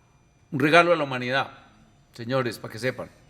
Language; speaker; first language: Spanish; native; Spanish